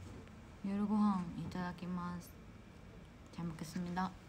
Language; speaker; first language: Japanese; non-native, fluent; Korean